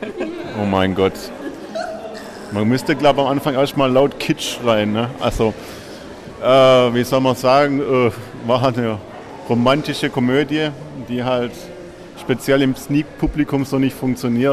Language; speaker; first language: German; native; German